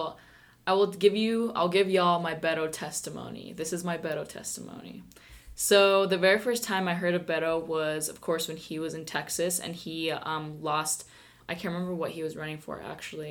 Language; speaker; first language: English; early bilingual, other home language; Spanish